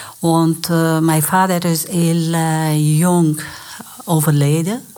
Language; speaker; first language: Dutch; non-native, learner; Persian